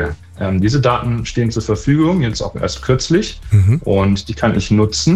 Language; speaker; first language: German; native; German